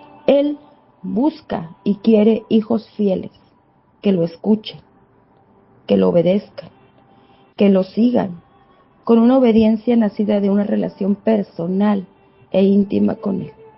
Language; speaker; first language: Spanish; native; Spanish